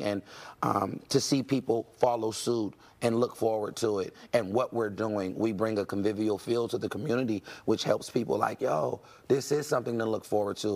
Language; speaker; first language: English; native; English